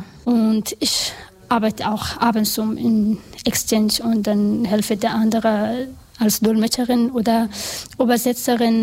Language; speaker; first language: German; non-native, learner; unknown